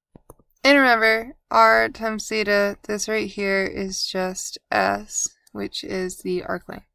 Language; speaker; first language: English; native; English